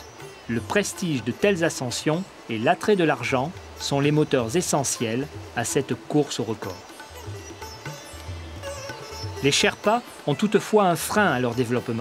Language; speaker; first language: French; native; French